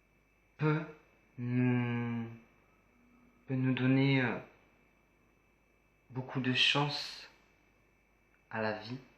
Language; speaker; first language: French; native; French